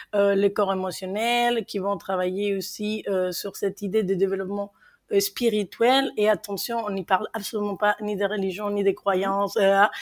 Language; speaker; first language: French; non-native, fluent; Spanish